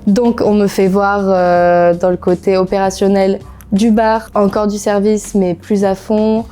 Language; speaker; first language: French; non-native, fluent; Portuguese